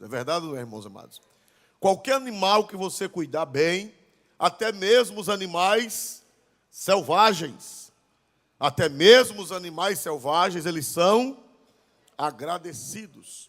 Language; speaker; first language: Portuguese; native; Portuguese